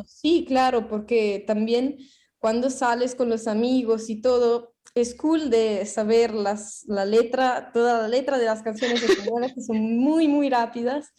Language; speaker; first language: Spanish; non-native, fluent; Italian